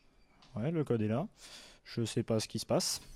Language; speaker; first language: French; native; French